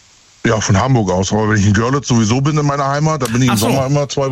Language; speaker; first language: German; native; German